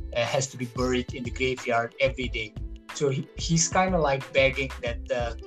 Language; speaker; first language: English; non-native, fluent; Indonesian